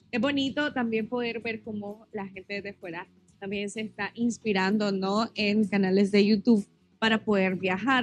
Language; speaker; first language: Spanish; native; Spanish